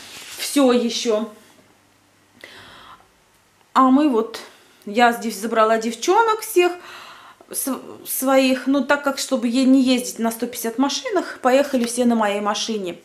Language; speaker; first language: Russian; native; Russian